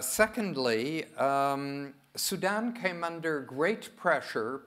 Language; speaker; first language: English; early bilingual, other home language; French